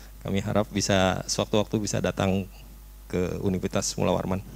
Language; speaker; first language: Indonesian; native; Indonesian